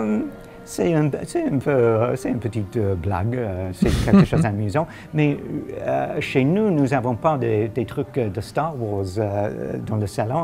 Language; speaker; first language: French; non-native, fluent; English